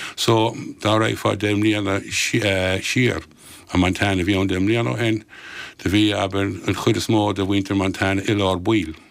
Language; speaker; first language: Irish; non-native, local second language; English